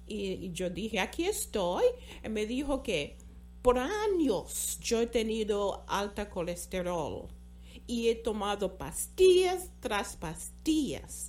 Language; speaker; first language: Spanish; non-native, fluent; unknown